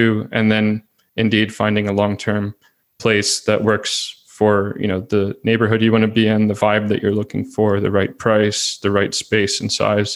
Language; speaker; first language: English; native; English